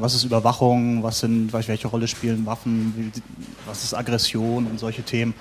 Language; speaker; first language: German; native; German